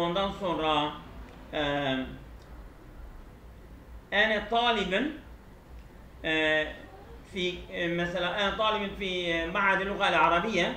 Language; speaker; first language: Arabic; non-native, fluent; Turkish